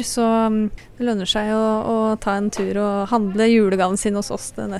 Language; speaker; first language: Norwegian; native; Norwegian